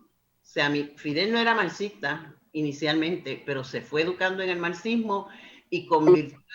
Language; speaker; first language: Spanish; native; Spanish